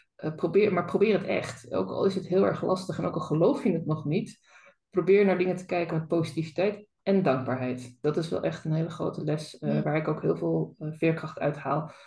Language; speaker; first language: Dutch; native; Dutch